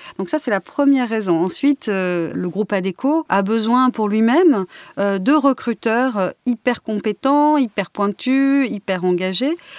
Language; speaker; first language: French; native; French